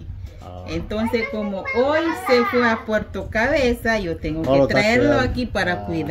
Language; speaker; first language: Spanish; non-native, local second language; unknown